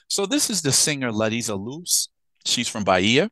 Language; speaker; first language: English; native; English